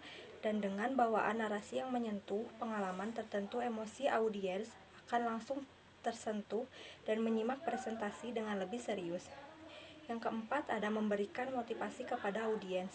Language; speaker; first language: Indonesian; native; Indonesian